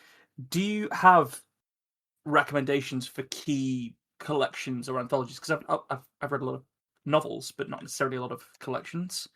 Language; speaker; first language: English; native; English